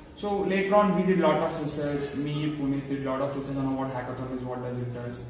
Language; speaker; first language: English; non-native, local second language; Kannada